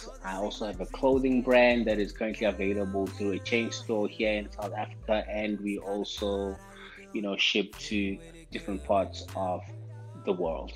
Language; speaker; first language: English; non-native, local second language; Zulu